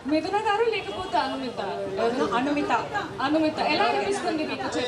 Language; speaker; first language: Telugu; non-native, learner; Bangla